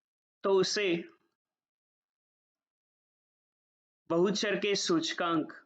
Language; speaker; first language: Hindi; native; Hindi